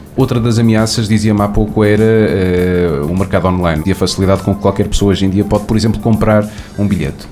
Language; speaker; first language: Portuguese; native; Portuguese